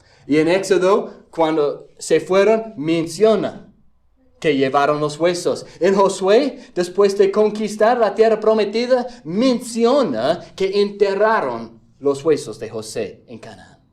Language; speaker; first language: Spanish; non-native, fluent; English